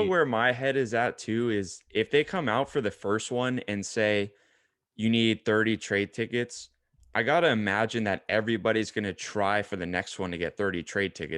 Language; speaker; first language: English; native; English